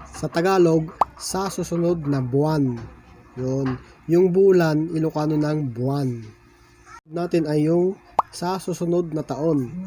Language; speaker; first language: Filipino; non-native, local second language; Iloko